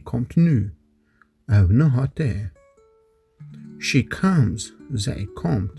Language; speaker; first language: Dutch; non-native, learner; Kurdish